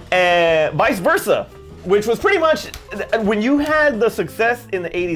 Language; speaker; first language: English; native; English